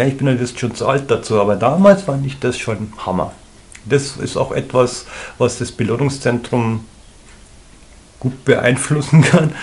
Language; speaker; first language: German; native; German